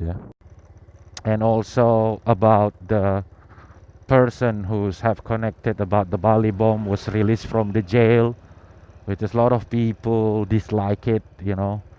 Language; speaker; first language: English; non-native, learner; Indonesian